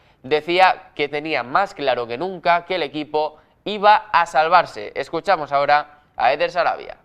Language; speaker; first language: Spanish; native; Spanish